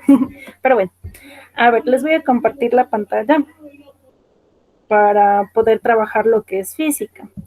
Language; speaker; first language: Spanish; native; Spanish